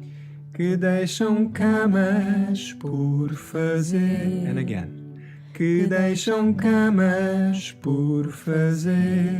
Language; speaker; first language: Portuguese; non-native, fluent; English